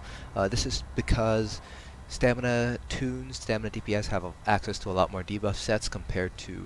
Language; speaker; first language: English; native; English